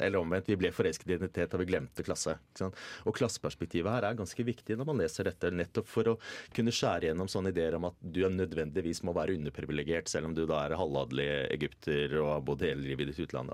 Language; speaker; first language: Norwegian; native; Norwegian